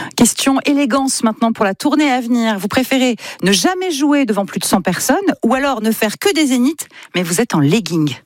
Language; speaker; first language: French; native; French